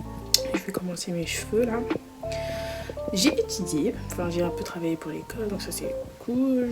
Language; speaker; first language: French; early bilingual, other home language; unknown